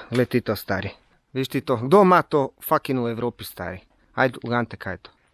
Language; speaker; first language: Slovenian; early bilingual, other home language; Bosnian